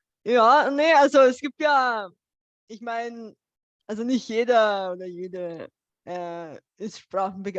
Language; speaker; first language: German; non-native, fluent; Bulgarian